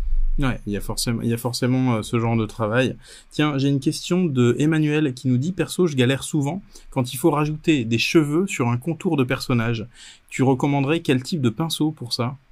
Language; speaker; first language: French; native; French